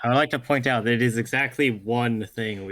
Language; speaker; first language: English; native; English